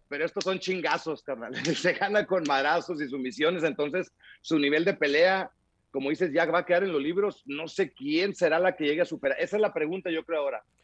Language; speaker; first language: Spanish; native; Spanish